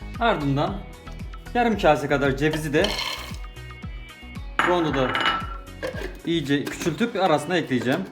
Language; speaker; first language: Turkish; native; Turkish